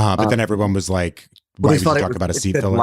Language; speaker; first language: English; native; English